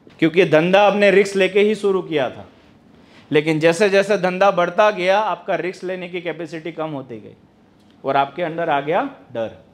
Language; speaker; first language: Hindi; non-native, local second language; Gujarati